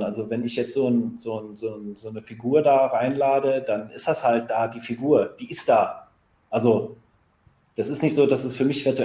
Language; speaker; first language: German; native; German